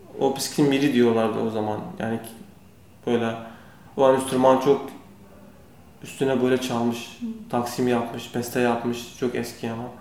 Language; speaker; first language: Turkish; non-native, learner; Kurdish